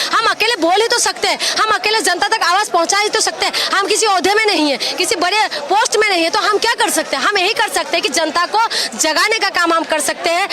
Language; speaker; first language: Hindi; non-native, local second language; Assamese